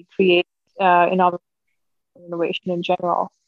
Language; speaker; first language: English; non-native, local second language; Punjabi